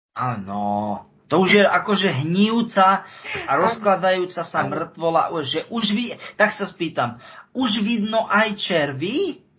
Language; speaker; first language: Slovak; native; Slovak